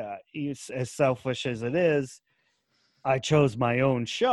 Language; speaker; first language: English; native; English